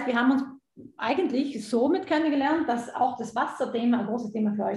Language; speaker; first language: German; native; German